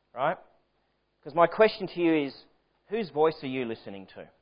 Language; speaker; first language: English; native; English